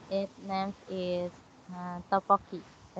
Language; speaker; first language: English; non-native, learner; Indonesian